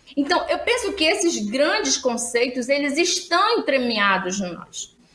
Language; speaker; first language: Portuguese; native; Portuguese